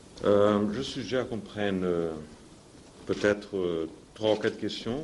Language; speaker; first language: French; non-native, fluent; Portuguese